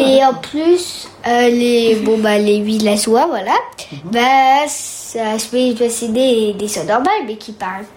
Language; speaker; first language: French; early bilingual, heritage; French